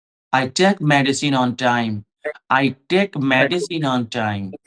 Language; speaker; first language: English; non-native, fluent; Hindi